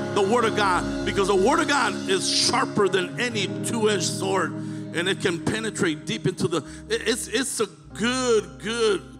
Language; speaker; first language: English; native; English